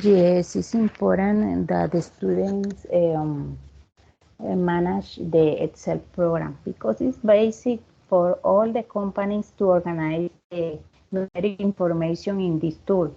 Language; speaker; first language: English; non-native, learner; Spanish